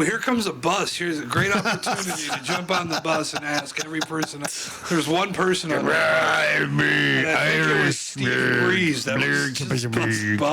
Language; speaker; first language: English; native; English